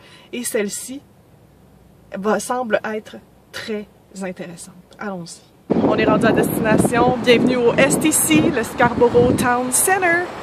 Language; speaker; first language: French; native; French